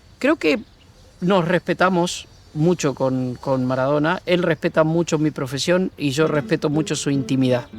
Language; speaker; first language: Spanish; native; Spanish